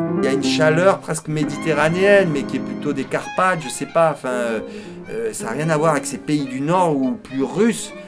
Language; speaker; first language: French; native; French